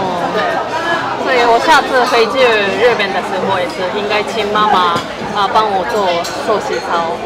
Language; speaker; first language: Chinese; non-native, fluent; Japanese